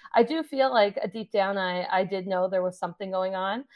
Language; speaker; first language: English; native; English